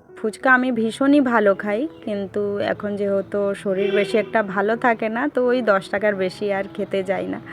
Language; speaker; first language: Bangla; non-native, local second language; Hindi